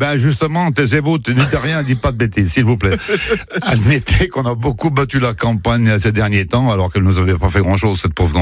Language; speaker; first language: French; native; French